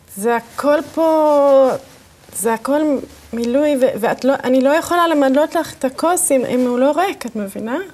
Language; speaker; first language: Hebrew; early bilingual, other home language; English